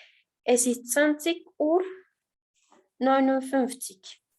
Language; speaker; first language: German; non-native, fluent; Spanish